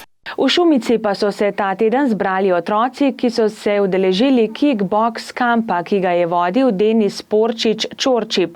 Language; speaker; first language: Slovenian; native; Slovenian